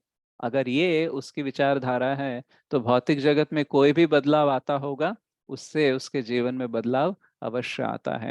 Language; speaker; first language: Hindi; native; Hindi